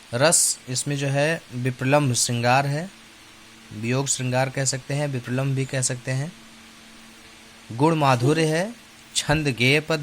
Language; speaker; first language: Hindi; native; Hindi